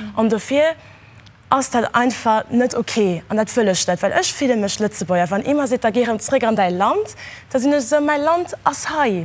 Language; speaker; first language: Luxembourgish; early bilingual, other home language; Kabuverdianu